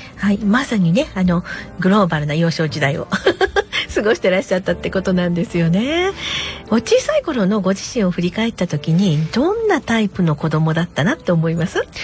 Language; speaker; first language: Japanese; native; Japanese